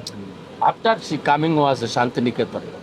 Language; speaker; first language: English; non-native, learner; Bangla